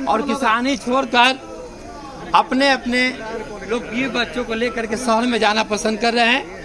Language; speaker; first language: Hindi; native; Hindi